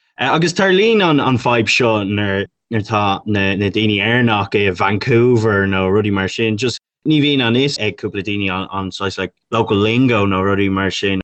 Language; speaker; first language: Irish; non-native, local second language; English